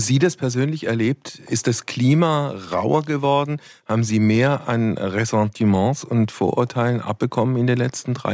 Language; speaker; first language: German; native; German